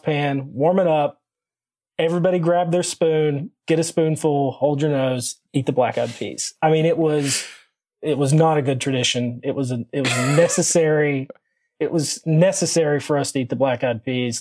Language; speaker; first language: English; native; English